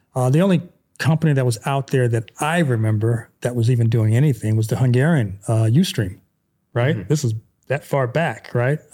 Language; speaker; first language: English; native; English